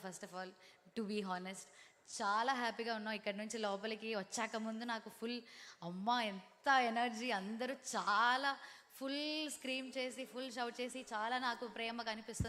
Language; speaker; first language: Telugu; non-native, learner; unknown